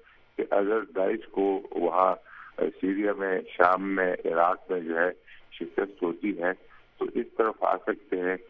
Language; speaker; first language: Urdu; native; Urdu